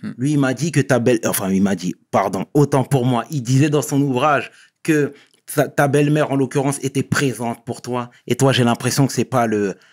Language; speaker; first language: French; native; French